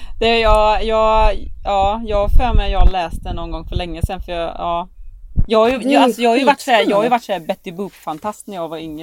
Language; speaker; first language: Swedish; native; Swedish